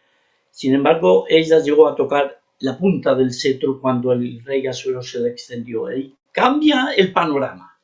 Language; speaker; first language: Spanish; native; Spanish